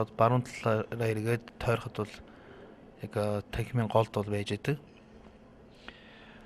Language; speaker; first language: Mongolian; native; Mongolian